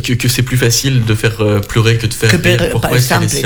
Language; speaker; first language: French; native; French